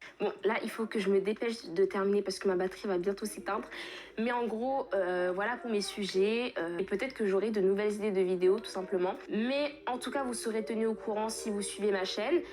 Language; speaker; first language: French; early bilingual, other home language; Fula